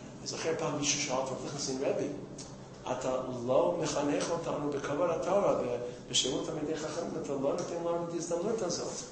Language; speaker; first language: Hebrew; non-native, fluent; English